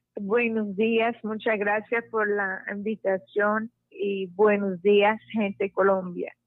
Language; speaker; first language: Spanish; non-native, fluent; Arabic